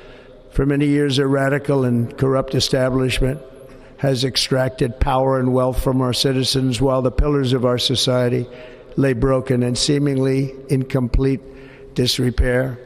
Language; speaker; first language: English; native; English